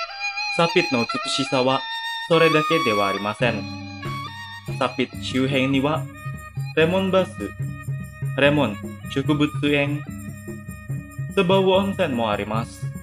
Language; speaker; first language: Japanese; non-native, fluent; Indonesian